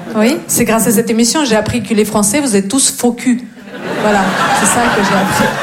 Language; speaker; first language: French; non-native, fluent; Russian